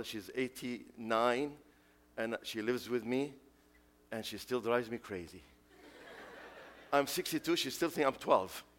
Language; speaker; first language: English; non-native, fluent; Arabic